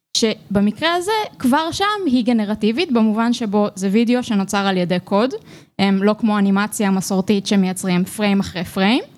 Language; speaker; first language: Hebrew; native; Hebrew